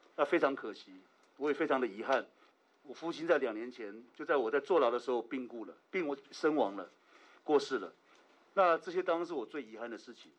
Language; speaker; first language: Chinese; native; Chinese